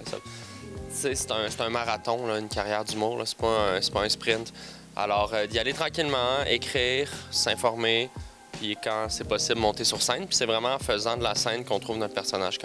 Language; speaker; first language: French; native; French